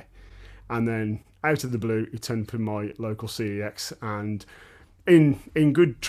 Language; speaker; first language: English; native; English